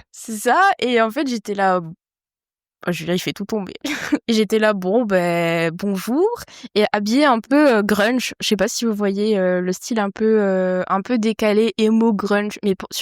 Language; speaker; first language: French; native; French